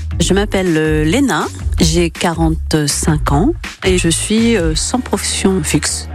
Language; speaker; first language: French; native; French